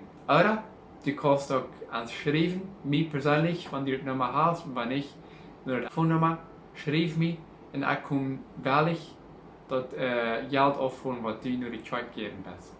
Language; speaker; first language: German; non-native, learner; Plautdietsch